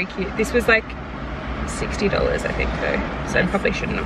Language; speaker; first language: English; native; English